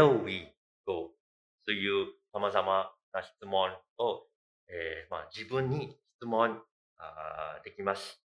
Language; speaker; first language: Japanese; non-native, fluent; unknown